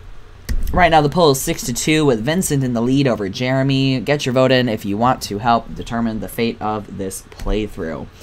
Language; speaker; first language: English; native; English